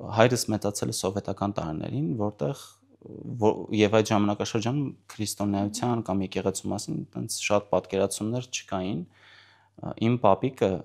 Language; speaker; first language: Armenian; early bilingual, heritage; Armenian